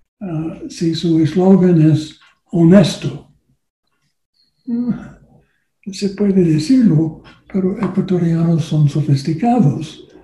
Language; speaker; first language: Spanish; non-native, learner; English